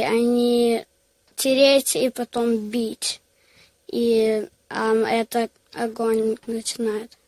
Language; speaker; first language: Russian; early bilingual, heritage; Russian